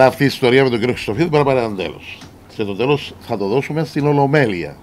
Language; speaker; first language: Greek; native; Greek